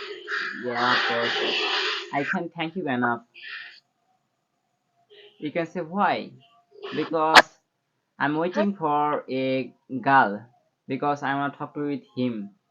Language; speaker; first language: English; non-native, learner; Bangla